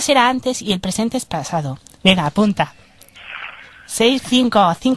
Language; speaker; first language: Spanish; native; Spanish